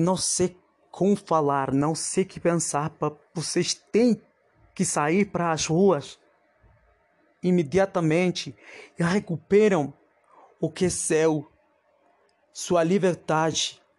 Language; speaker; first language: Portuguese; non-native, fluent; Spanish